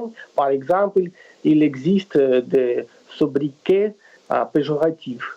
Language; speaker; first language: French; non-native, fluent; Russian